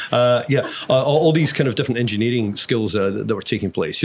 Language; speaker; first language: English; native; English